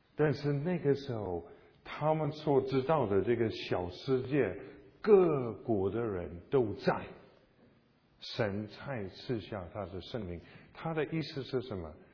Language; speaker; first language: Chinese; non-native, fluent; English